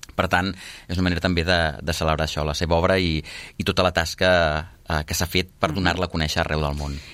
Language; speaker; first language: Catalan; native; Catalan